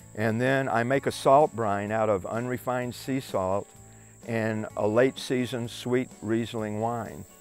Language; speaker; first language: English; native; English